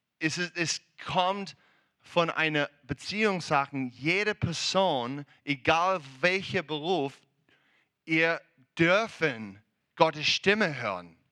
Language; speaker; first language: German; non-native, learner; English